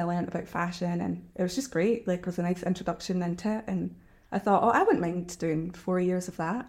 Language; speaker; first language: English; native; English